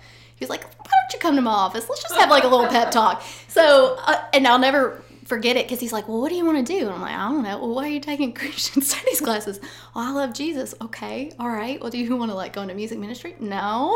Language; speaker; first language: English; native; English